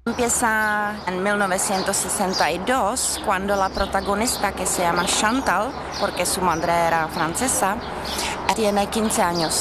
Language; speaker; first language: Spanish; non-native, fluent; Czech